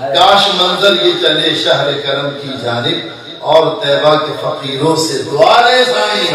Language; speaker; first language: Urdu; non-native, local second language; Sindhi